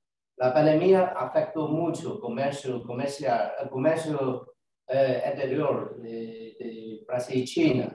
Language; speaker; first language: Spanish; non-native, learner; Chinese